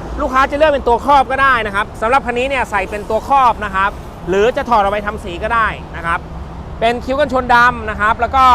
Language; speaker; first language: Thai; native; Thai